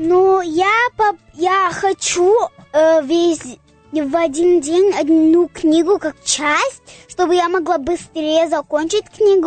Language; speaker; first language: Russian; early bilingual, heritage; English